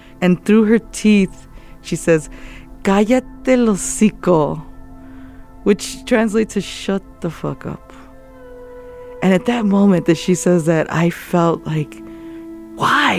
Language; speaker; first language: English; early bilingual, other home language; Spanish